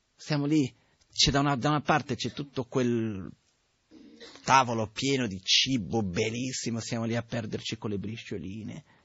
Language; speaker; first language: Italian; non-native, fluent; Portuguese